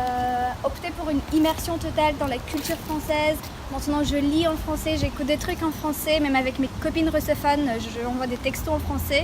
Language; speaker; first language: French; non-native, fluent; Russian